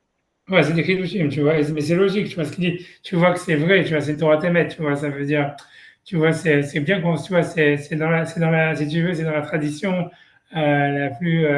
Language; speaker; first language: French; native; French